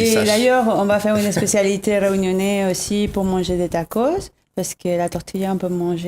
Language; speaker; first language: French; non-native, fluent; Spanish